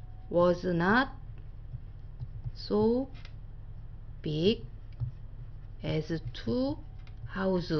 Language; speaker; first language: English; non-native, fluent; Korean